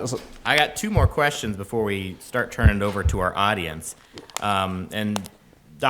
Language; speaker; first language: English; native; English